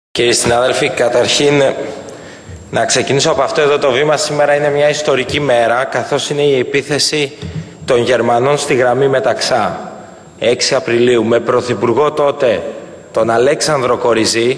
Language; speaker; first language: Greek; native; Greek